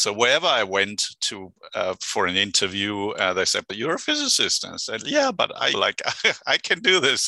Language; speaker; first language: English; non-native, fluent; German